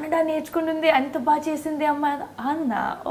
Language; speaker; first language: Telugu; non-native, local second language; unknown